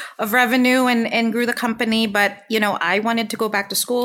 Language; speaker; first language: English; non-native, local second language; Filipino